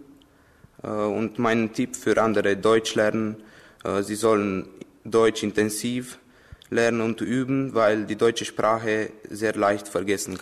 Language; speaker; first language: German; non-native, fluent; Romanian